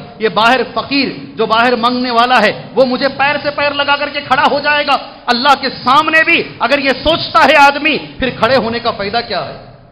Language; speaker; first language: Urdu; native; Urdu